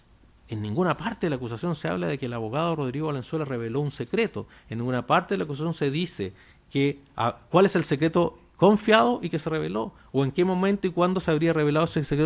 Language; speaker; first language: Spanish; native; Spanish